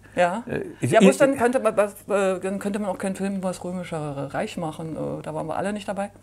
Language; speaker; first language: German; native; German